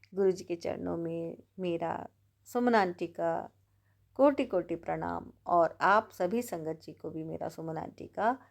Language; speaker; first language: Hindi; native; Hindi